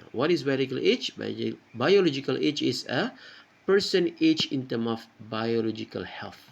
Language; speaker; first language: English; non-native, local second language; Malay